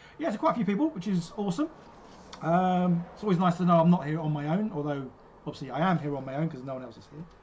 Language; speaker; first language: English; native; English